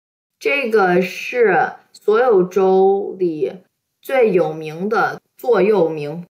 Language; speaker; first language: Chinese; early bilingual, heritage; Chinese